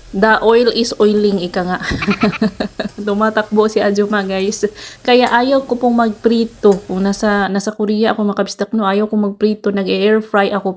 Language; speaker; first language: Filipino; non-native, local second language; Cebuano